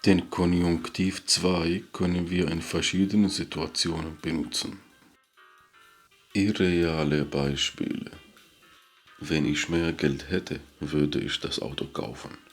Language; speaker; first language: German; non-native, fluent; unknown